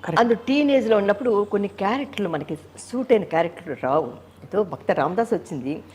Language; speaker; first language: Telugu; native; Telugu